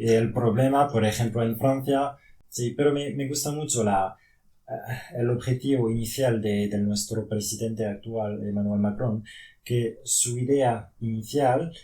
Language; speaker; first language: Spanish; non-native, fluent; French